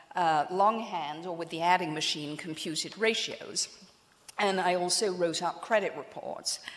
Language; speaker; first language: English; native; English